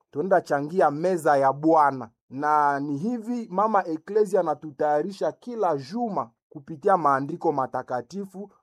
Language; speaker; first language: Swahili; native; Swahili